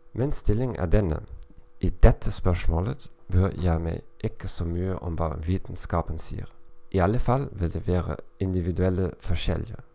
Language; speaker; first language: Norwegian; non-native, learner; German